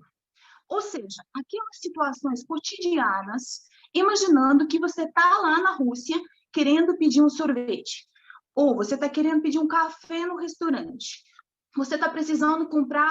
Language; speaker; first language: Portuguese; non-native, fluent; Russian